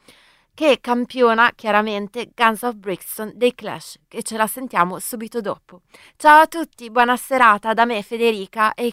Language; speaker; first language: Italian; native; Italian